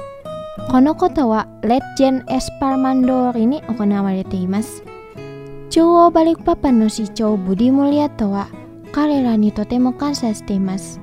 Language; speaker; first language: Japanese; non-native, fluent; Indonesian